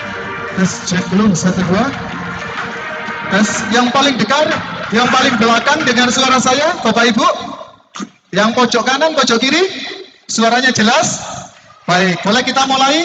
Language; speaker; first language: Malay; non-native, local second language; Javanese